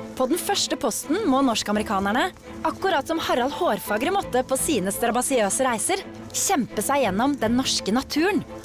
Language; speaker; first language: Norwegian; native; Norwegian